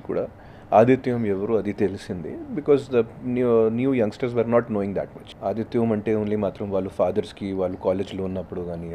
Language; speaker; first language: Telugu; non-native, local second language; Hindi